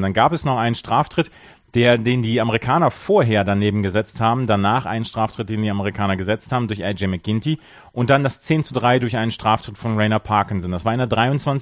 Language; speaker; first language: German; native; German